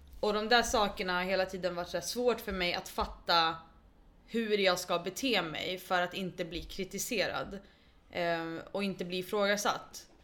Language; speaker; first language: Swedish; early bilingual, other home language; Arabic